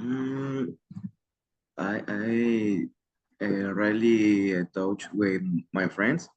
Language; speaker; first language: English; non-native, learner; Spanish